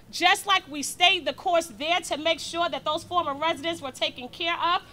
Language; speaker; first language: English; native; English